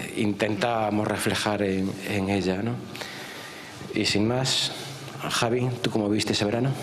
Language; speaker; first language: Spanish; native; Spanish